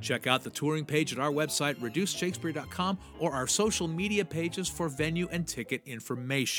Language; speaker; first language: English; native; English